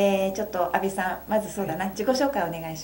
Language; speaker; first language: Japanese; native; Japanese